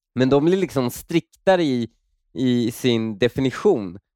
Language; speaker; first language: Swedish; early bilingual, other home language; Persian